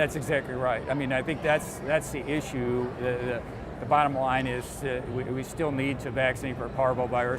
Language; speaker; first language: English; native; English